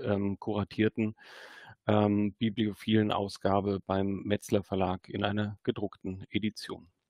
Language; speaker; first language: German; native; German